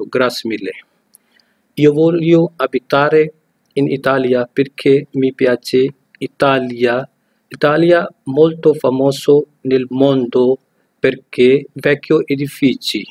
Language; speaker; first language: Italian; non-native, learner; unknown